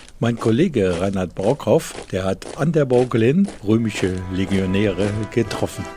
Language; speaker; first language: German; native; German